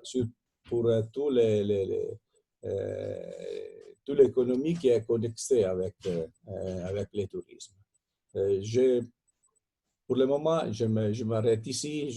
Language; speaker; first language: French; non-native, fluent; Italian